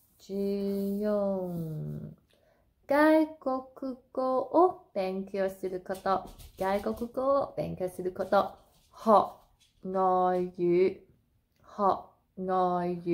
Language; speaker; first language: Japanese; non-native, fluent; Cantonese